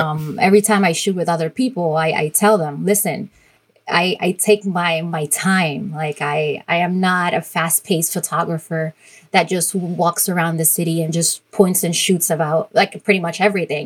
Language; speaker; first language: English; non-native, fluent; Spanish